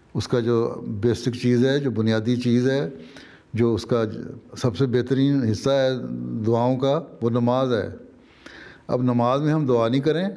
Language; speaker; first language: Urdu; native; Urdu